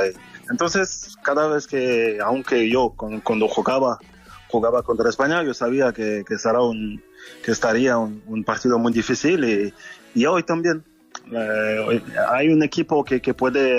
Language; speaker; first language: Spanish; non-native, fluent; French